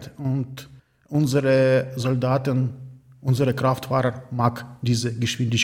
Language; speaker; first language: German; non-native, learner; Ukrainian